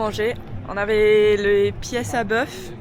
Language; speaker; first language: French; non-native, learner; English